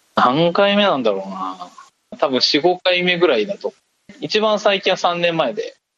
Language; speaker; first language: Japanese; native; Japanese